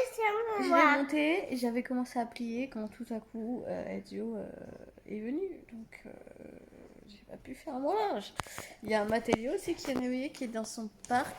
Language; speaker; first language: French; native; French